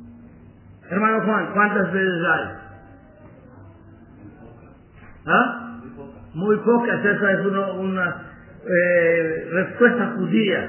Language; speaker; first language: Spanish; non-native, learner; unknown